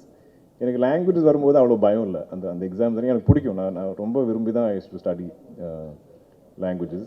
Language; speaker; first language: Tamil; non-native, local second language; Malayalam